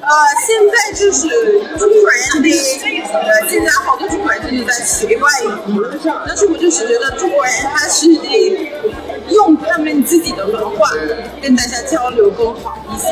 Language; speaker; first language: Chinese; non-native, fluent; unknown